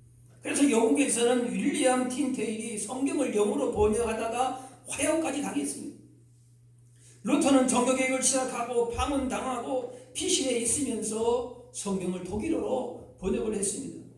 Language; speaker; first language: Korean; native; Korean